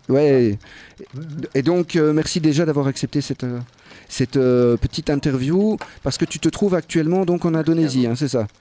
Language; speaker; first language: French; native; French